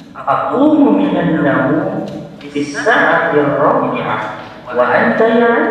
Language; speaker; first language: Arabic; non-native, learner; Indonesian